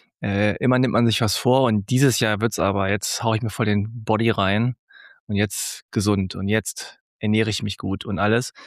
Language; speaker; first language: German; native; German